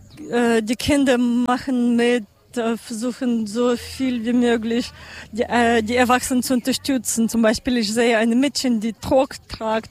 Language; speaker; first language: German; non-native, learner; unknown